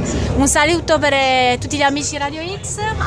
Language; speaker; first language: Italian; native; Italian